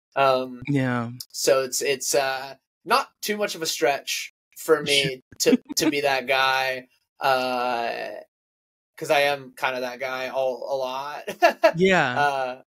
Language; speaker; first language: English; native; English